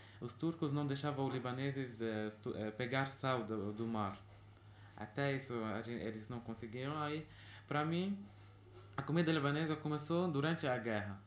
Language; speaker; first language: Portuguese; early bilingual, heritage; Portuguese